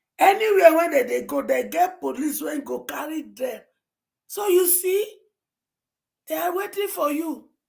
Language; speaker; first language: Nigerian Pidgin; non-native, local second language; Yoruba